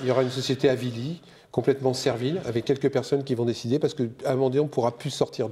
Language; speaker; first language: French; native; French